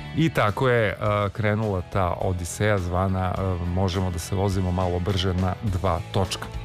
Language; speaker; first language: Serbian; native; Serbian